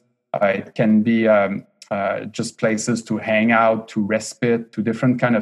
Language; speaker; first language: English; non-native, fluent; French